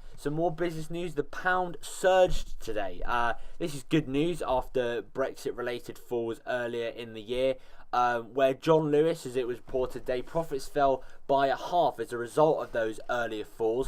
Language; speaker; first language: English; native; English